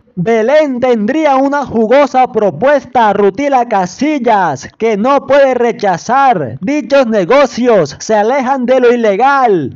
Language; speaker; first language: Spanish; native; Spanish